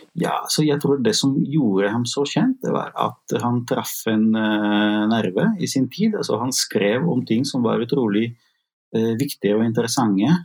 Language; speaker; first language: Norwegian; non-native, fluent; Italian